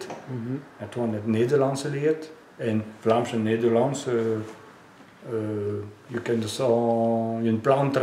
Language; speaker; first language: Dutch; non-native, local second language; French